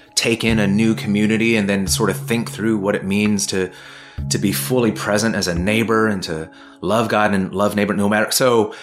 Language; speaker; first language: English; native; English